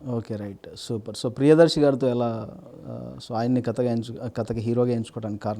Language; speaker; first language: Telugu; native; Telugu